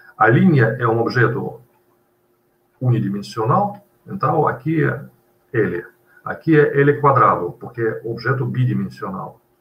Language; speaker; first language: Portuguese; non-native, fluent; Russian